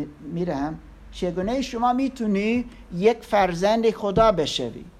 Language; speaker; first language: Persian; non-native, learner; English